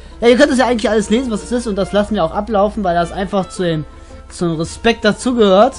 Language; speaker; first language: German; native; German